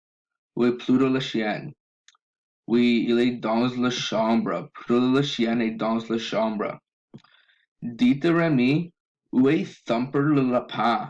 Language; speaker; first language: French; non-native, learner; English